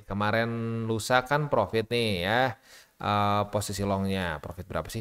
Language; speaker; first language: Indonesian; native; Indonesian